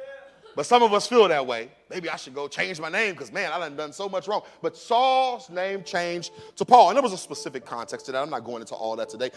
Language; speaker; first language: English; native; English